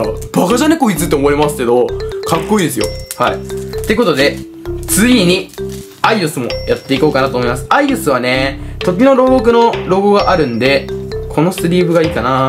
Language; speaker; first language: Japanese; native; Japanese